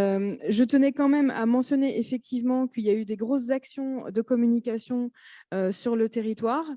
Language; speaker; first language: French; native; French